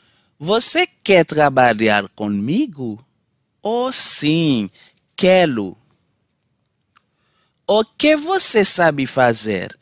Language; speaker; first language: Portuguese; non-native, fluent; Haitian Creole